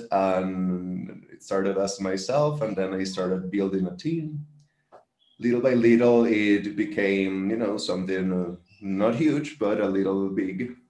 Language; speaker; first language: English; non-native, fluent; Spanish